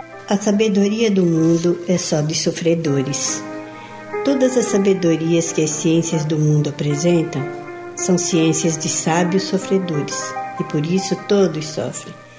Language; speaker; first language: Portuguese; native; Portuguese